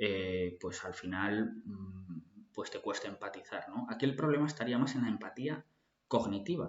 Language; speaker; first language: Spanish; native; Spanish